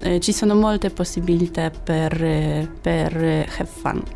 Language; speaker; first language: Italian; non-native, learner; Polish